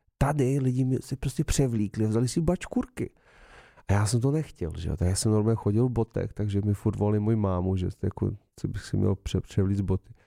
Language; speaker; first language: Czech; non-native, fluent; Serbian